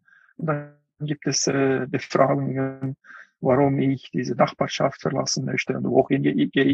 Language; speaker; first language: German; non-native, fluent; Uyghur